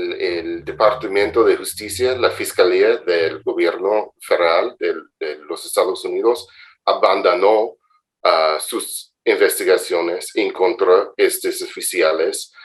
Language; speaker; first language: Spanish; non-native, fluent; English